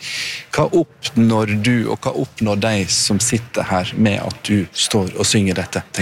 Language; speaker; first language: Norwegian; native; Norwegian